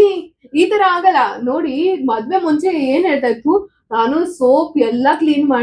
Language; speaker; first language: Kannada; non-native, learner; Marathi